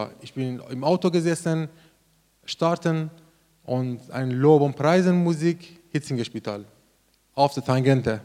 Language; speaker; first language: German; non-native, learner; Persian